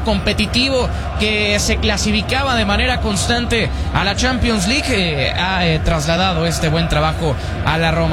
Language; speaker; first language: Spanish; native; Spanish